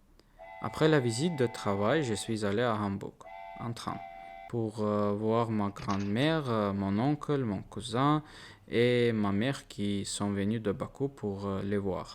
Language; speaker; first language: French; non-native, learner; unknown